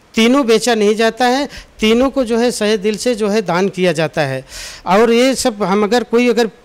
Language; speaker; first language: Hindi; native; Hindi